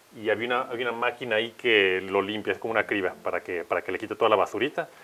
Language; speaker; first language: Spanish; native; Spanish